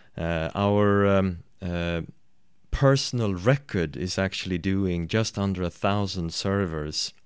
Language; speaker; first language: English; non-native, fluent; Swedish